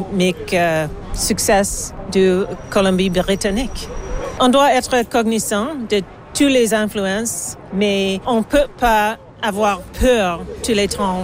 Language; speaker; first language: French; non-native, learner; English